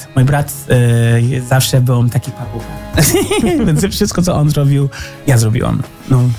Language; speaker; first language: Polish; early bilingual, heritage; Polish